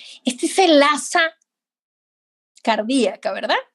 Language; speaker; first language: Spanish; native; Spanish